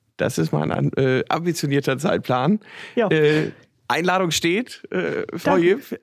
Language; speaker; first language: German; native; German